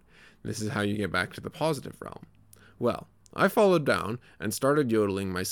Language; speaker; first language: English; native; English